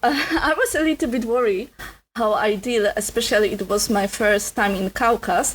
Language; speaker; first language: English; non-native, learner; Polish